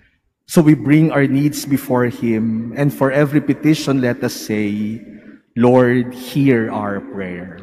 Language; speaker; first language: English; non-native, local second language; Filipino